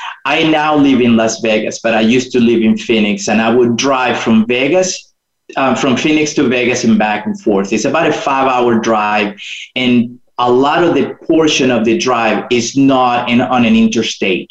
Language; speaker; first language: English; non-native, fluent; Spanish